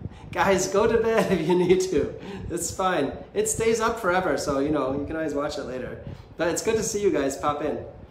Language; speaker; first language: English; native; English